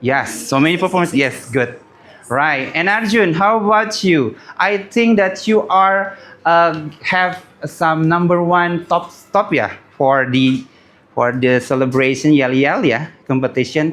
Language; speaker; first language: English; non-native, learner; Indonesian